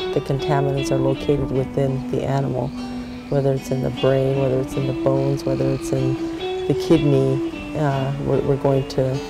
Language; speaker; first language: English; native; English